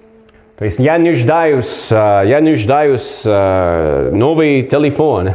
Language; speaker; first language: Russian; non-native, learner; English